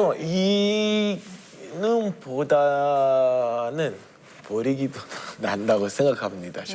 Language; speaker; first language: Korean; non-native, fluent; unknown